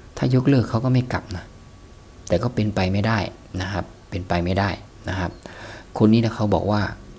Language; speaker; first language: Thai; native; Thai